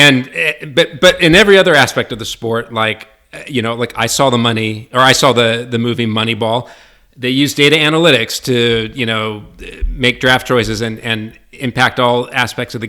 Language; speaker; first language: English; native; English